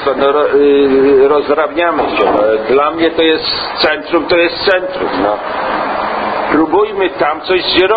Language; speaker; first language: Polish; native; Polish